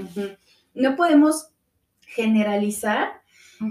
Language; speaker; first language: Spanish; native; Spanish